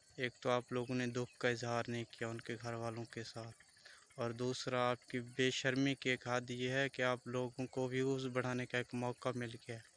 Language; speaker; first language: Urdu; non-native, local second language; Saraiki